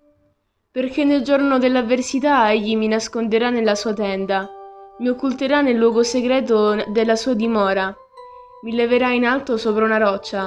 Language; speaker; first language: Italian; native; Italian